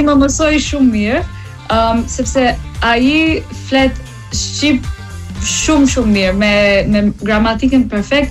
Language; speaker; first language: Albanian; non-native, learner; English